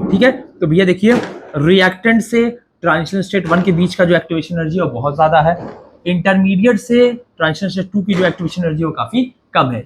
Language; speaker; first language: Hindi; native; Hindi